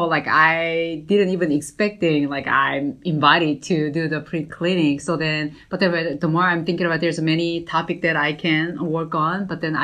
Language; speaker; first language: English; non-native, fluent; Korean